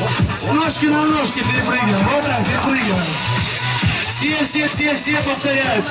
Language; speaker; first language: Russian; native; Russian